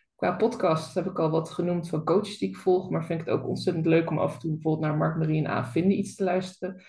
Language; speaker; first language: Dutch; native; Dutch